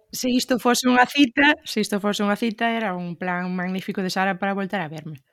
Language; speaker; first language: Galician; native; Galician